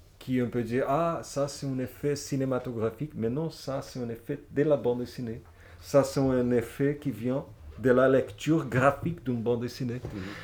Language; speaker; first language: French; non-native, fluent; Portuguese